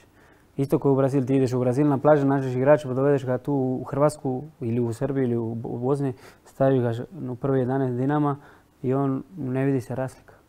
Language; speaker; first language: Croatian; non-native, fluent; Spanish